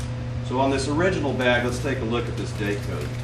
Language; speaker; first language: English; native; English